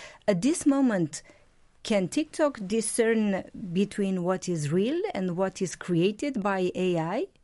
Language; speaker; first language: English; non-native, fluent; Romanian